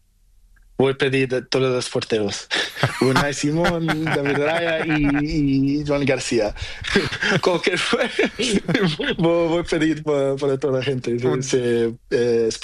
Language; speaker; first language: Spanish; non-native, learner; Portuguese